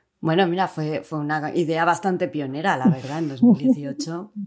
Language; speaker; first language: Spanish; native; Spanish